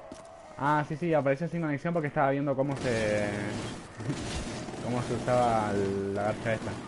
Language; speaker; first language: Spanish; native; Spanish